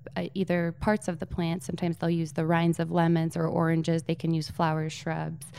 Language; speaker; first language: English; early bilingual, other home language; Polish